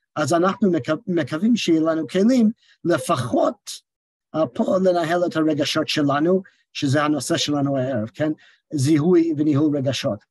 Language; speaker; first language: Hebrew; non-native, fluent; English